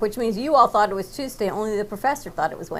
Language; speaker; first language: English; native; English